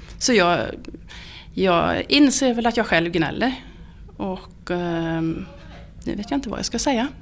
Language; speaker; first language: Swedish; native; Swedish